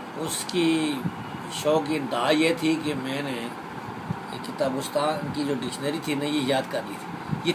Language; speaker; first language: Urdu; non-native, local second language; Pashto